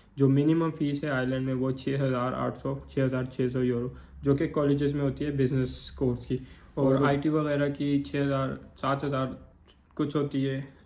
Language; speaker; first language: Urdu; non-native, local second language; Northern Hindko